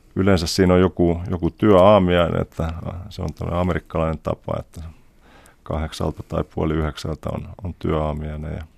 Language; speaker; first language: Finnish; native; Finnish